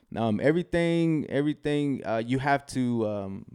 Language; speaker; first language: English; native; English